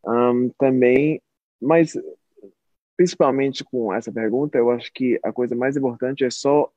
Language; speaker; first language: Portuguese; early bilingual, heritage; Portuguese